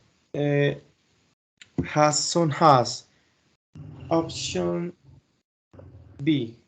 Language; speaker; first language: English; non-native, learner; Spanish